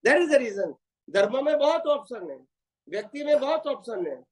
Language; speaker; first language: Hindi; non-native, local second language; Gujarati